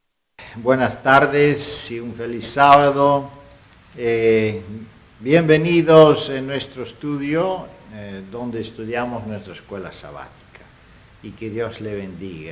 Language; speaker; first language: Spanish; non-native, fluent; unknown